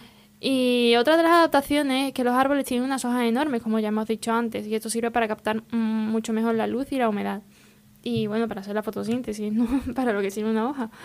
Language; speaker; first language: Spanish; native; Spanish